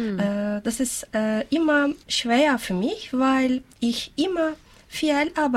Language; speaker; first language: German; non-native, learner; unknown